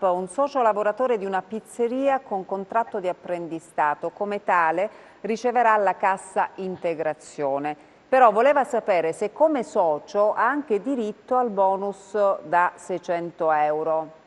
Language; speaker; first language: Italian; native; Italian